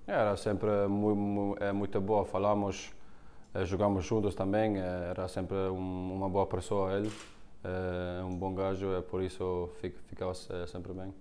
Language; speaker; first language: Portuguese; non-native, learner; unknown